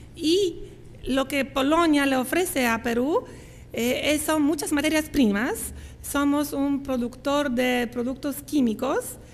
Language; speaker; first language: Spanish; non-native, fluent; Polish